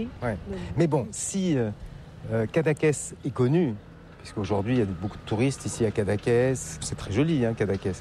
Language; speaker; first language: French; native; French